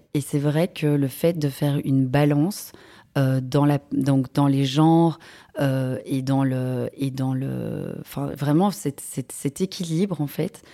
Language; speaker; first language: French; native; French